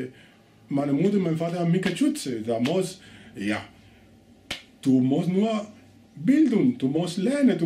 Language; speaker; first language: German; non-native, learner; Spanish